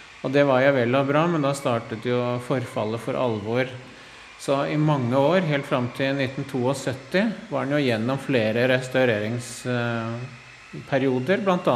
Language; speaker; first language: Norwegian; native; Norwegian